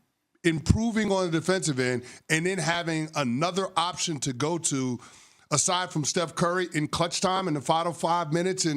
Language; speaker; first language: English; native; English